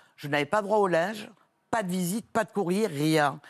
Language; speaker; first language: French; native; French